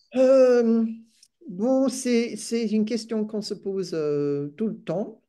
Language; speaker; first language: French; non-native, fluent; English